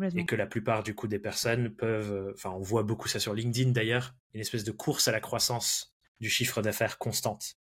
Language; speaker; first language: French; native; French